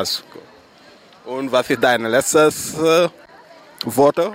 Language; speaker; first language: German; non-native, learner; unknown